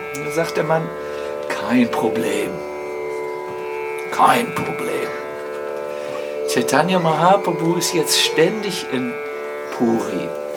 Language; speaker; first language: German; native; German